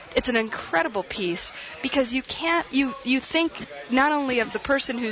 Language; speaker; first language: English; native; English